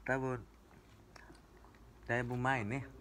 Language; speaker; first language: Japanese; non-native, learner; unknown